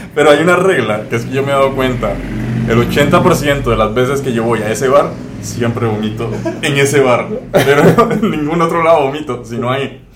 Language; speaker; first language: Spanish; native; Spanish